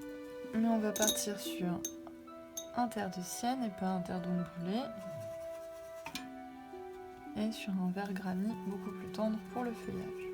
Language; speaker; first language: French; native; French